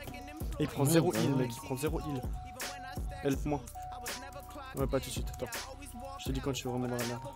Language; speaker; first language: French; native; French